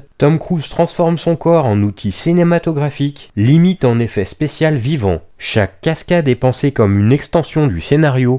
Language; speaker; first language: French; native; French